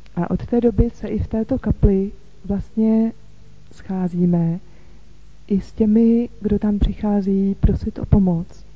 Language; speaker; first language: Czech; native; Czech